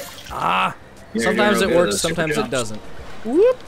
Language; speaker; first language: English; native; English